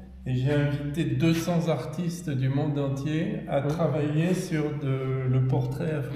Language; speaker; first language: French; native; French